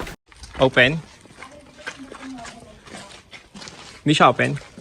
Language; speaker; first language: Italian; non-native, learner; Filipino